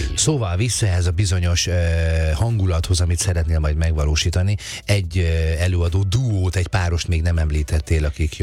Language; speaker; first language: Hungarian; native; Hungarian